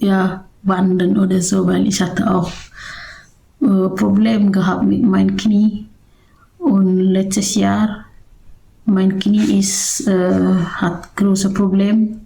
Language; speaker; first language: German; non-native, learner; Indonesian